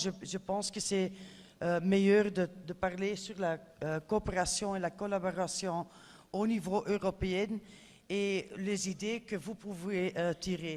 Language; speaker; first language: French; non-native, fluent; Dutch